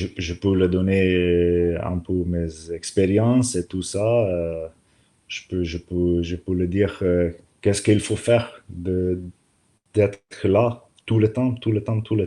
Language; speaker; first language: French; non-native, learner; Slovenian